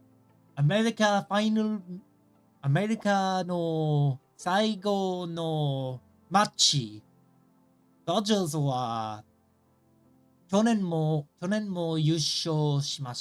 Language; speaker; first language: Japanese; non-native, learner; English